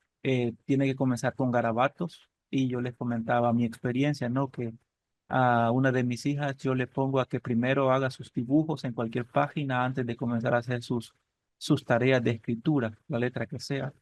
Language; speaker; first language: Spanish; native; Spanish